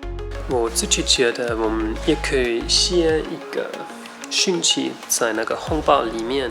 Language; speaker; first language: Chinese; non-native, fluent; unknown